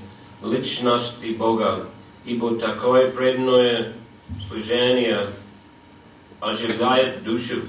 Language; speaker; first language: Russian; non-native, fluent; English